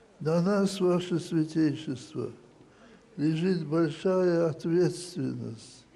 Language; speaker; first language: Russian; non-native, local second language; Georgian